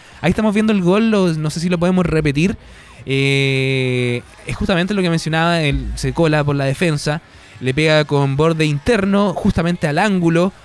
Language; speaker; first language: Spanish; native; Spanish